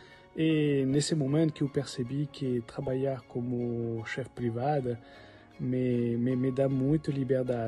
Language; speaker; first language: French; non-native, learner; Portuguese